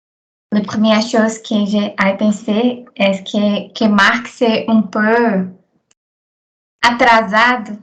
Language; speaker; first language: French; non-native, learner; Portuguese